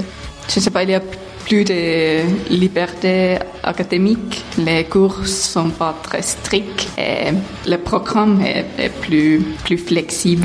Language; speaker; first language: French; non-native, fluent; Finnish